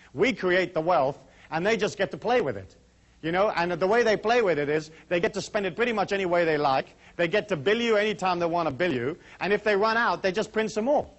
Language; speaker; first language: English; native; English